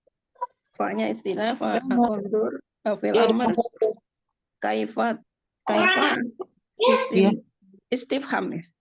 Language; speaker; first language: Arabic; non-native, learner; Indonesian